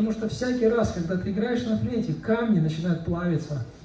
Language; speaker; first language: Russian; native; Russian